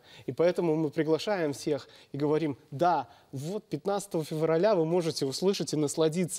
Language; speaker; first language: Russian; native; Russian